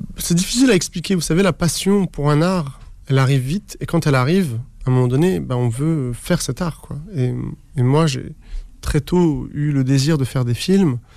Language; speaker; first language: French; early bilingual, other home language; Arabic